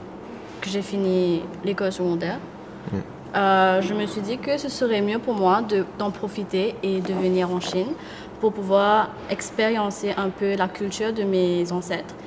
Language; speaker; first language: French; non-native, local second language; Morisyen